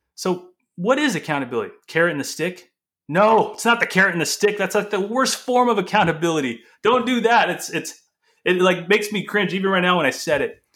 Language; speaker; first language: English; early bilingual, other home language; Portuguese